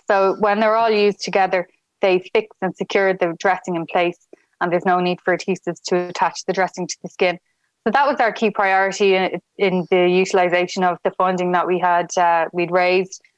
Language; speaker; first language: English; native; English